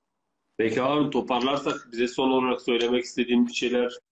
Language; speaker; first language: Turkish; native; Turkish